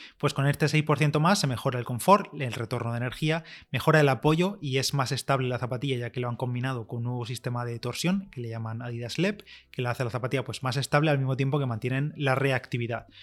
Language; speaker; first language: Spanish; native; Spanish